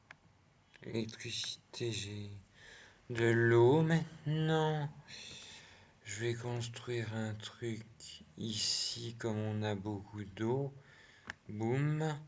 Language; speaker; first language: French; native; French